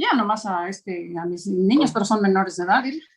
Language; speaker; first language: Spanish; native; Spanish